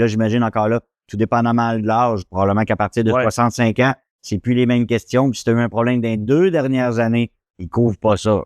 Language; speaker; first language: French; native; French